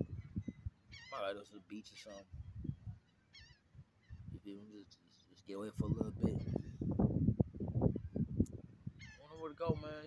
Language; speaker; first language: English; native; English